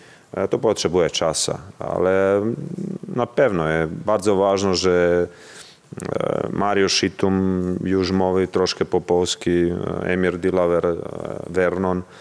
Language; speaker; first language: Polish; non-native, learner; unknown